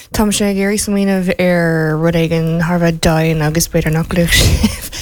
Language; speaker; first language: Irish; non-native, local second language; English